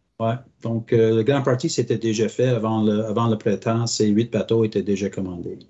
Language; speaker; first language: French; non-native, local second language; English